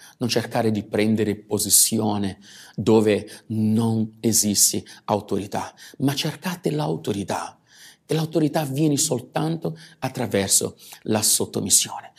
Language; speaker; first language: Italian; non-native, fluent; Portuguese